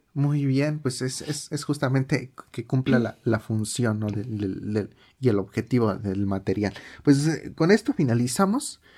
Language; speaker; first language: Spanish; native; Spanish